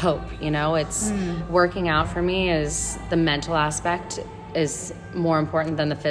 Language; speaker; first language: English; native; English